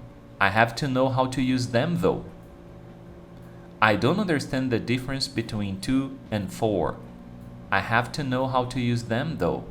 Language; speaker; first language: English; non-native, fluent; Portuguese